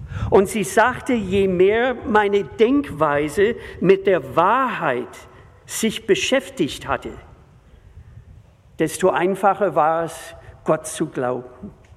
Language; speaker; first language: German; non-native, fluent; English